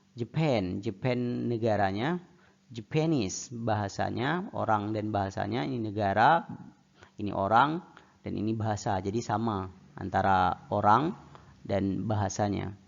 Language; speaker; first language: Indonesian; non-native, local second language; Achinese